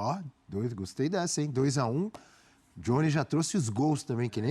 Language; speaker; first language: Portuguese; native; Portuguese